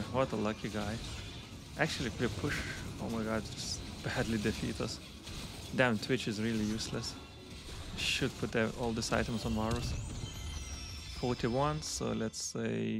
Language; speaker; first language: English; non-native, fluent; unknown